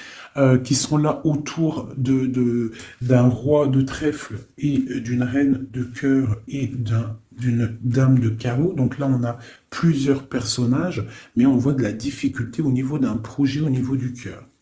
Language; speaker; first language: French; native; French